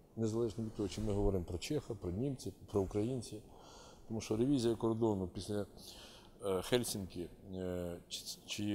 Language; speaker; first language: Ukrainian; native; Ukrainian